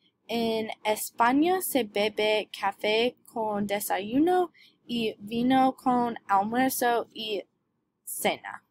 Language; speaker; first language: Spanish; non-native, learner; English